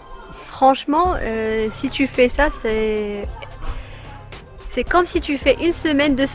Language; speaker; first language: French; non-native, local second language; Arabic